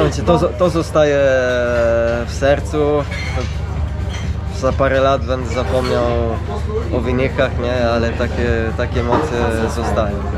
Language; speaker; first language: Polish; non-native, fluent; Italian